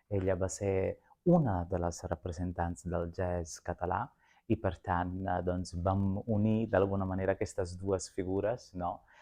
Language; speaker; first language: Catalan; non-native, fluent; Sicilian